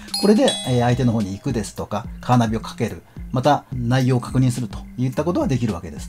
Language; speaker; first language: Japanese; native; Japanese